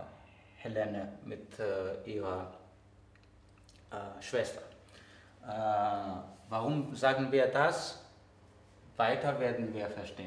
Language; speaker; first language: German; non-native, fluent; Greek